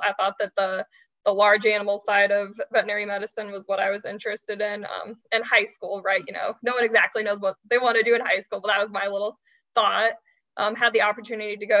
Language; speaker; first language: English; native; English